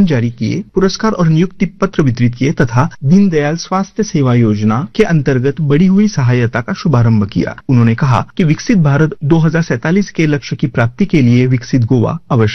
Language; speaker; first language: Hindi; native; Hindi